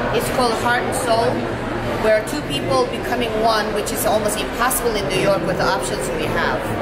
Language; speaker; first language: English; non-native, fluent; Korean